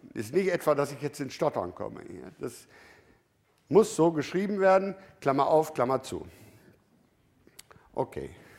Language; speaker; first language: German; native; German